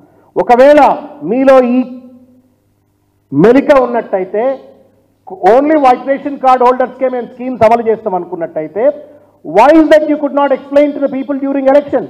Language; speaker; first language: Telugu; native; Telugu